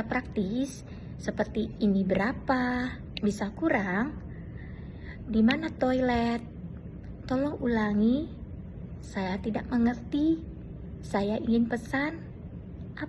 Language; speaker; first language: Indonesian; native; Indonesian